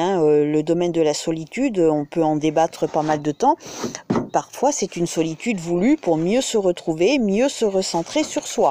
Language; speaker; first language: French; native; French